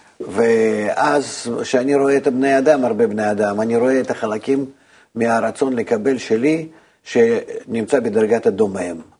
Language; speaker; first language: Hebrew; non-native, fluent; Russian